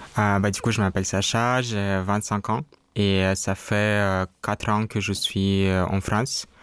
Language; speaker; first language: French; non-native, fluent; Russian